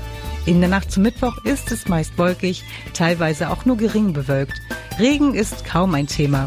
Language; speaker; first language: German; native; German